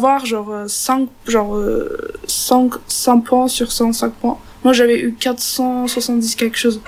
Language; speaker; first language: French; non-native, learner; Turkish